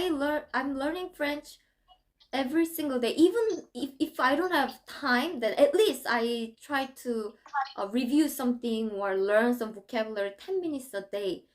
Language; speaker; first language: English; non-native, fluent; Korean